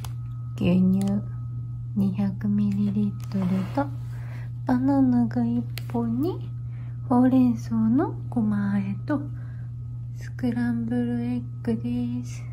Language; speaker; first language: Japanese; native; Japanese